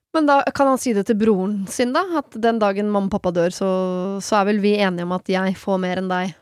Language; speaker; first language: Norwegian; native; Norwegian